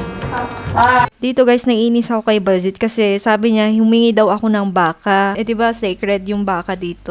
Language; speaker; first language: Filipino; native; Filipino